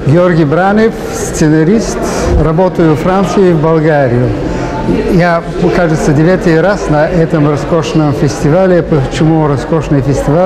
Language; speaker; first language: Russian; non-native, fluent; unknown